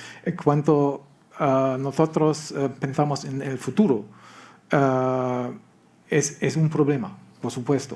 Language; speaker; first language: Spanish; non-native, learner; German